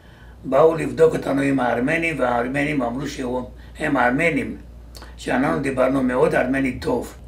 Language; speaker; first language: Hebrew; non-native, fluent; Georgian